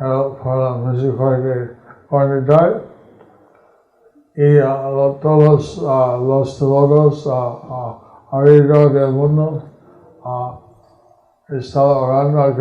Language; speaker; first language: Spanish; non-native, learner; English